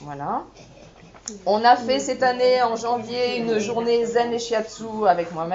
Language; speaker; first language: French; native; French